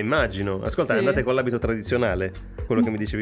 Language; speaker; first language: Italian; native; Italian